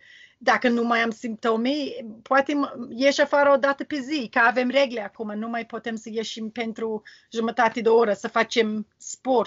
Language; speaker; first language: Romanian; non-native, learner; English